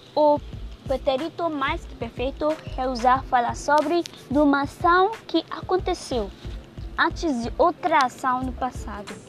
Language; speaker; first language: Portuguese; non-native, learner; Yoruba